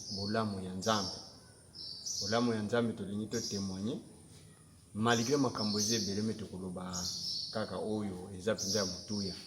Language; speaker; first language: Lingala; non-native, local second language; Kongo